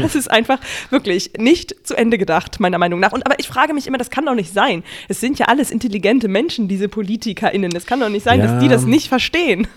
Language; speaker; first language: German; native; German